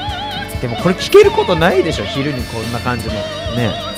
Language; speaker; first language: Japanese; native; Japanese